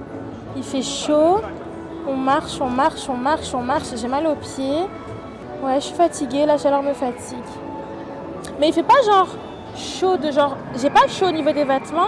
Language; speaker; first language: French; native; French